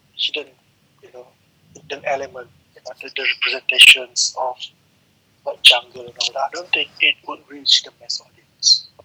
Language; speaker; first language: English; non-native, local second language; Malay